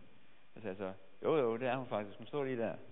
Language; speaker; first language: Danish; native; Danish